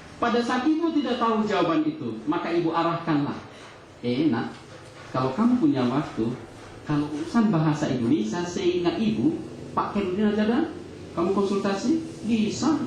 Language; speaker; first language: Indonesian; non-native, local second language; Achinese